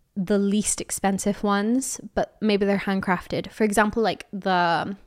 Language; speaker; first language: English; native; English